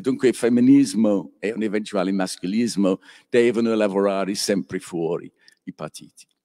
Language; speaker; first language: Italian; non-native, learner; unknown